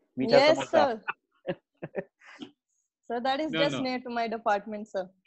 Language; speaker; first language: English; non-native, fluent; Persian